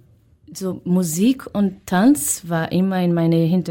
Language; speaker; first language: German; non-native, learner; Portuguese